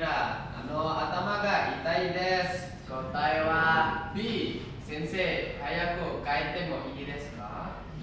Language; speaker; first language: Japanese; non-native, learner; Indonesian